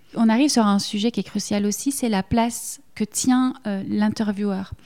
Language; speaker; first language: French; native; French